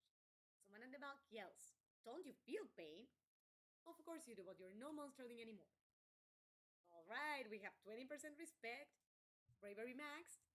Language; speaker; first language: English; non-native, fluent; Spanish